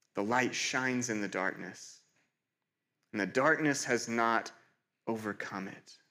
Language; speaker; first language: English; native; English